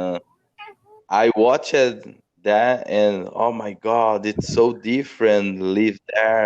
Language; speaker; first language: English; non-native, learner; Portuguese